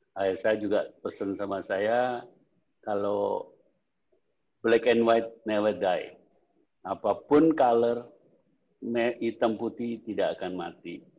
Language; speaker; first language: Indonesian; native; Indonesian